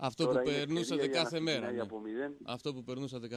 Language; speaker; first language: Greek; native; Greek